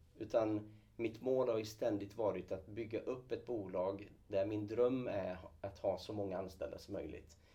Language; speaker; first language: Swedish; early bilingual, other home language; Kurdish